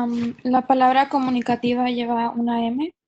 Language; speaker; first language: Spanish; non-native, learner; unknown